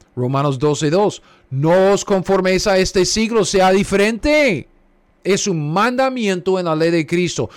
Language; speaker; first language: Spanish; non-native, fluent; English